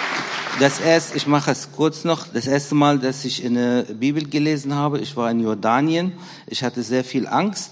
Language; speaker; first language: German; non-native, fluent; Arabic